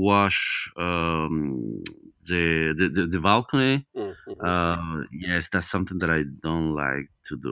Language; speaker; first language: English; non-native, fluent; Spanish